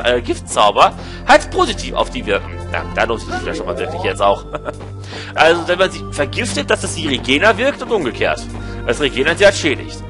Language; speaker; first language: German; native; German